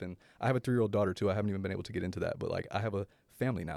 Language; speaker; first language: English; native; English